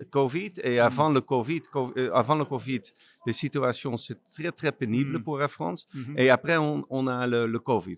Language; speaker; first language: French; non-native, learner; Dutch